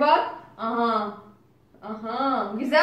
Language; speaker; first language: Turkish; non-native, learner; Azerbaijani